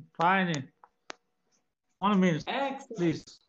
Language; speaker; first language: English; non-native, learner; Portuguese